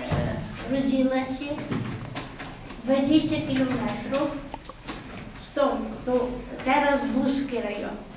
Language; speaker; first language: Polish; non-native, local second language; Ukrainian